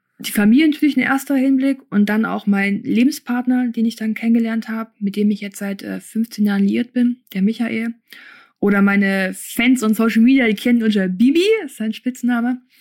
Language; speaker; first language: German; early bilingual, other home language; Russian